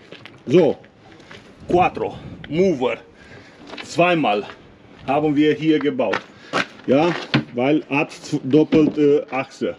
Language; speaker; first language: German; non-native, learner; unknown